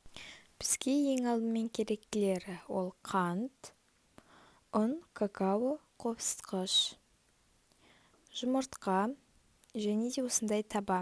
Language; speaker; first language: Kazakh; native; Kazakh